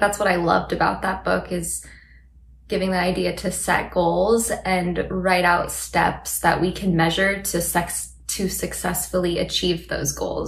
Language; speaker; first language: English; native; English